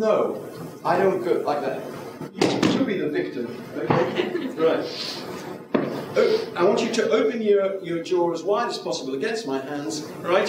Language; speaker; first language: English; native; English